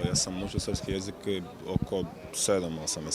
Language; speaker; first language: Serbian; non-native, learner; Portuguese